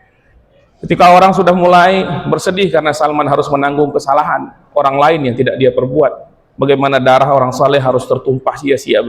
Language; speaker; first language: Indonesian; native; Indonesian